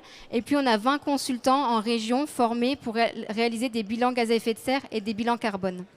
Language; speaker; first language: French; native; French